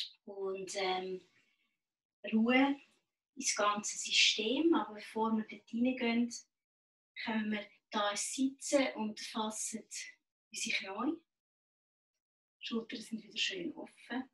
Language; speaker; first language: German; native; German